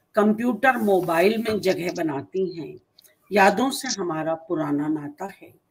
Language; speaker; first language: Hindi; native; Hindi